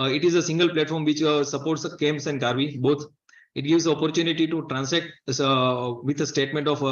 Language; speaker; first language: English; non-native, local second language; Gujarati